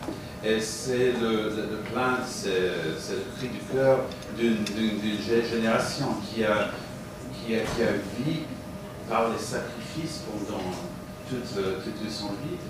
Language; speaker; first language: French; non-native, fluent; English